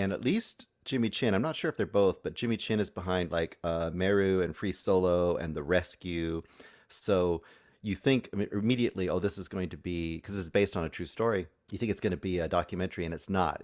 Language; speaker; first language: English; native; English